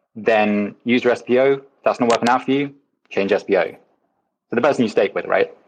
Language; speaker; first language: English; native; English